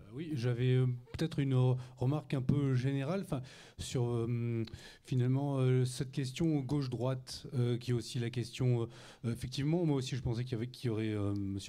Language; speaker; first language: French; native; French